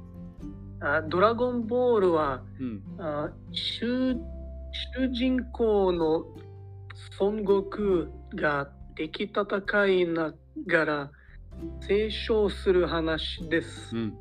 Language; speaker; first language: Japanese; non-native, learner; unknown